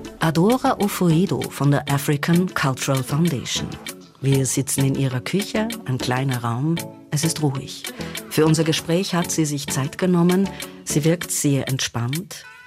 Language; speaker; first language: German; native; German